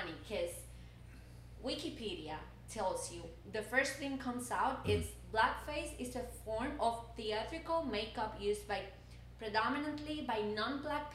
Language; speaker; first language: English; non-native, fluent; Spanish